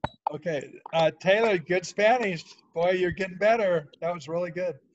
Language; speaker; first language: English; native; English